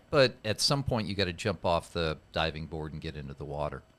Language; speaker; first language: English; native; English